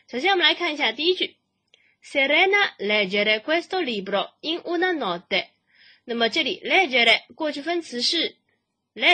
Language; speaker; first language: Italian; non-native, fluent; Chinese